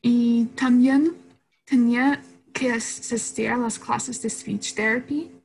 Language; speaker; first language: Spanish; non-native, learner; English